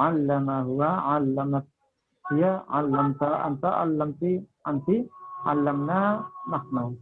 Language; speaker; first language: Arabic; non-native, learner; Indonesian